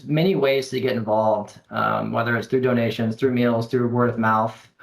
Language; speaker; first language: English; native; English